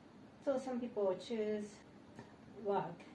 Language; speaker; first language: English; non-native, learner; Japanese